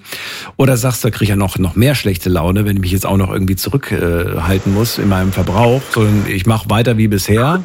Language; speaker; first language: German; native; German